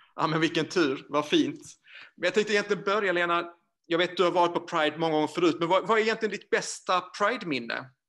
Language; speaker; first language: Swedish; native; Swedish